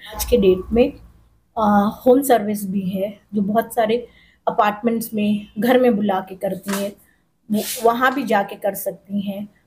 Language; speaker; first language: Hindi; non-native, local second language; Urdu